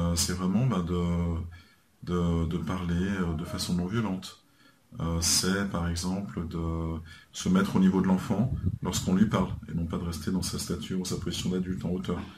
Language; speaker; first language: French; native; French